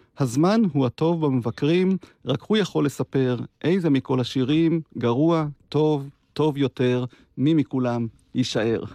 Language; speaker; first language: Hebrew; native; Hebrew